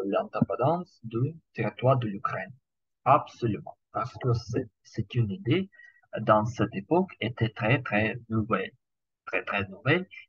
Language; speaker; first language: French; non-native, learner; Ukrainian